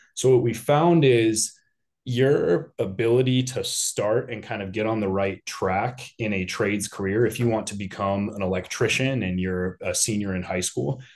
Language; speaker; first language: English; native; English